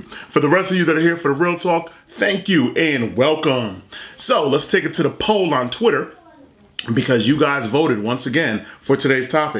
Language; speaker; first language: English; native; English